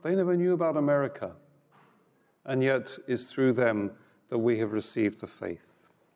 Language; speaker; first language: English; native; English